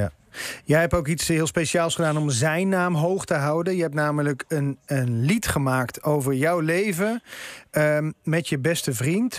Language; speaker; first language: Dutch; native; Dutch